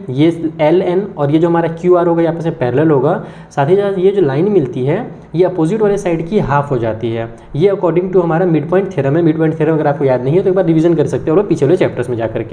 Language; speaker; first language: Hindi; native; Hindi